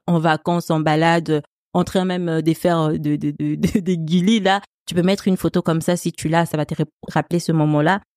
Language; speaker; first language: French; non-native, local second language; Lingala